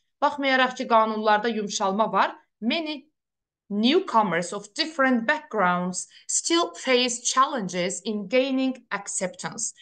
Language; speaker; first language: English; non-native, fluent; Azerbaijani